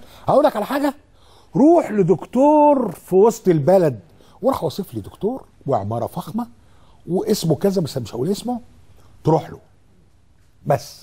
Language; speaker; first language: Arabic; native; Arabic